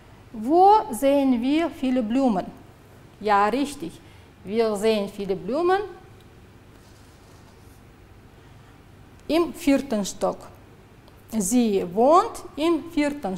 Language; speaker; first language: German; non-native, fluent; Uzbek